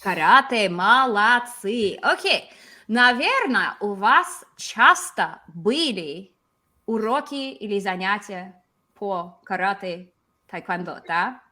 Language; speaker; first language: Russian; non-native, fluent; English